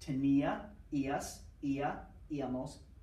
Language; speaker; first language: Spanish; non-native, fluent; English